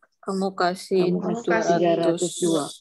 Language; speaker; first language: Indonesian; non-native, learner; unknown